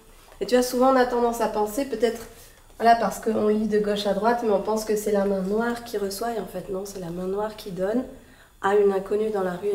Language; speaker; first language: French; native; French